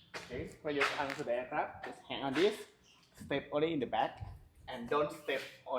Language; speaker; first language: English; non-native, learner; Thai